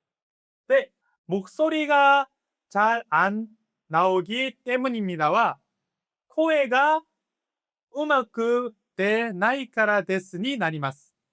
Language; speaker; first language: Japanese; non-native, fluent; Korean